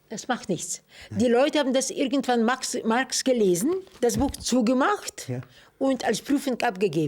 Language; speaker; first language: German; non-native, fluent; Russian